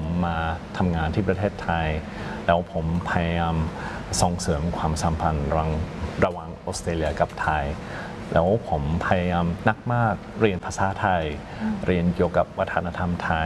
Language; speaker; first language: Thai; non-native, fluent; English